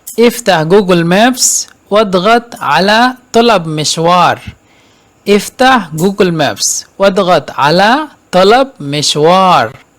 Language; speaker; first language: Egyptian Arabic; non-native, fluent; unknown